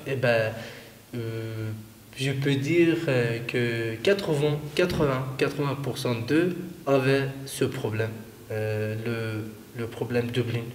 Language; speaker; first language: French; non-native, fluent; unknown